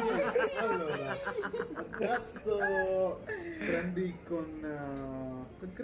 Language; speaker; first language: Italian; non-native, learner; Urdu